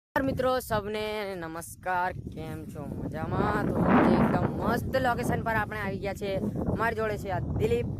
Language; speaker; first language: Gujarati; non-native, local second language; Rathawi